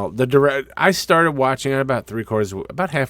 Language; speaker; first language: English; native; English